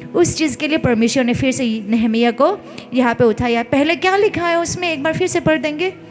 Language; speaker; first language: Hindi; non-native, local second language; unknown